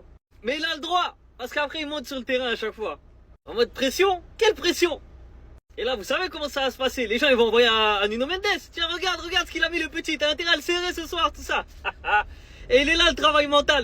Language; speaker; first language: French; native; French